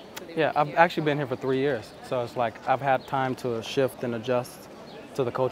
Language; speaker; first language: English; native; English